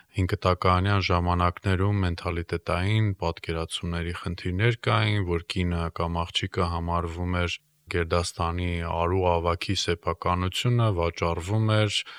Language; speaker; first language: Armenian; native; Armenian